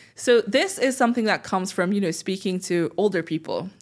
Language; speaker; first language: English; non-native, fluent; French